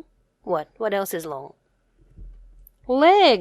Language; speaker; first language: English; non-native, fluent; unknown